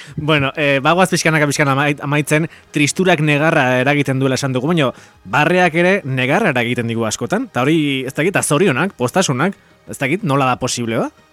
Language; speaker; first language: Basque; native; Basque